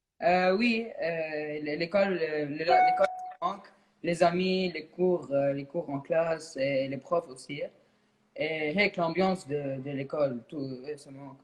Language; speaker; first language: French; non-native, local second language; Arabic